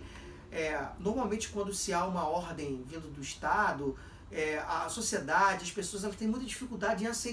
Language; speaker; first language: Portuguese; native; Portuguese